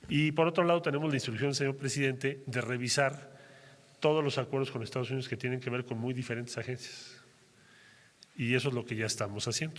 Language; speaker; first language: Spanish; native; Spanish